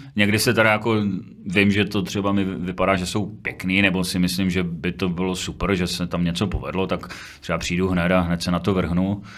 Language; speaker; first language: Czech; native; Czech